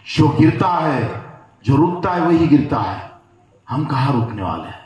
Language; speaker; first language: Hindi; non-native, local second language; Marathi